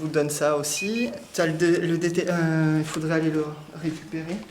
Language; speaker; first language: French; native; French